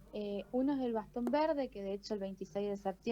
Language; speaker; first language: Spanish; native; Spanish